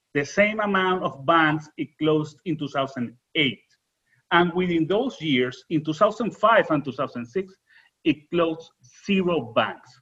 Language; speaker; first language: English; non-native, fluent; Spanish